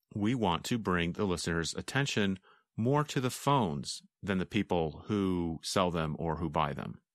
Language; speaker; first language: English; native; English